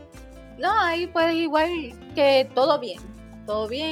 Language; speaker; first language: Spanish; native; Spanish